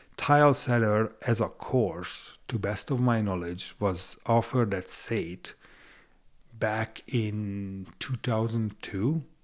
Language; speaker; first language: English; non-native, fluent; Hungarian